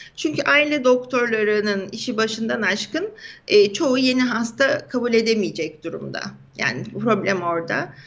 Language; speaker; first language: Turkish; native; Turkish